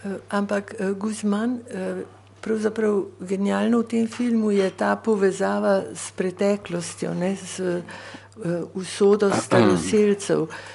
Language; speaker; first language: Slovenian; native; Slovenian